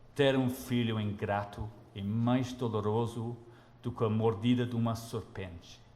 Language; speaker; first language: Portuguese; non-native, fluent; English